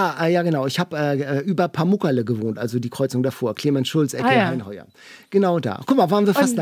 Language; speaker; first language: German; native; German